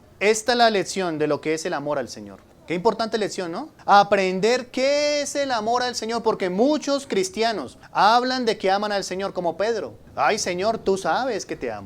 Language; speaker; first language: Spanish; native; Spanish